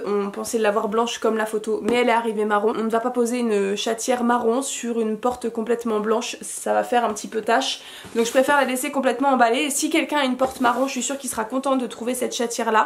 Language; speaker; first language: French; native; French